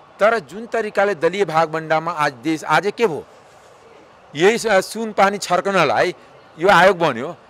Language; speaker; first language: Nepali; non-native, local second language; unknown